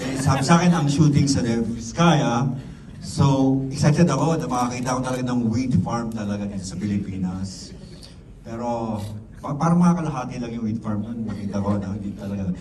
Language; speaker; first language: Filipino; native; Filipino